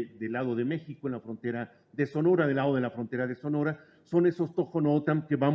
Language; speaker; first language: Spanish; native; Spanish